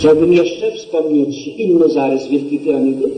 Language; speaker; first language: Polish; native; Polish